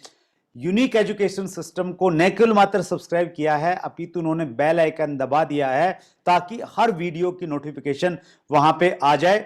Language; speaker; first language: Hindi; native; Hindi